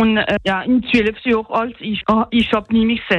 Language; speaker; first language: German; non-native, local second language; French